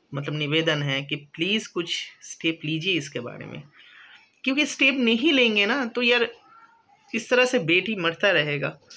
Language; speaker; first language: Hindi; non-native, local second language; Bangla